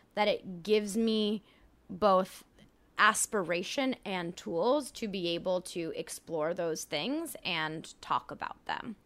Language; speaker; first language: English; early bilingual, other home language; French